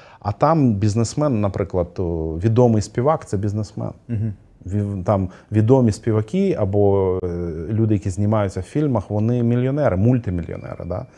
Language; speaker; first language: Ukrainian; non-native, local second language; Russian